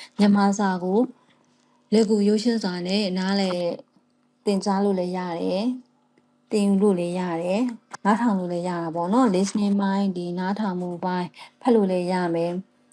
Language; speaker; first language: Burmese; native; Burmese